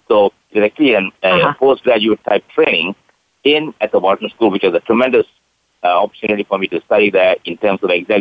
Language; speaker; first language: English; non-native, local second language; Tamil